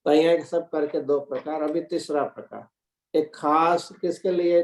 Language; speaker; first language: Hindi; non-native, local second language; Gujarati